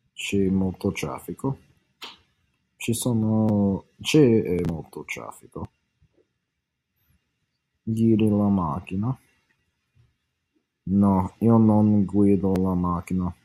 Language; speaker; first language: Italian; non-native, learner; English